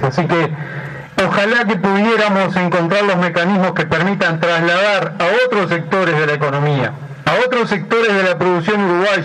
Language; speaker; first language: Spanish; native; Spanish